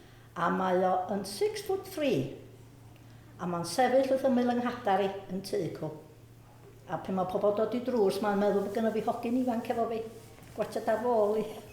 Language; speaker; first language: Welsh; native; Welsh